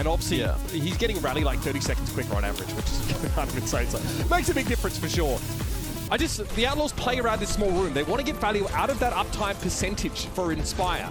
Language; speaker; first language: English; native; English